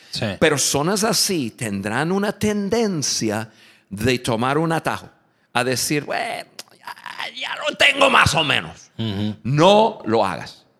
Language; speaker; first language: Spanish; non-native, fluent; English